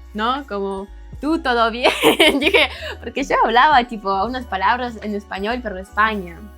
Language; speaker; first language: Spanish; non-native, fluent; Ukrainian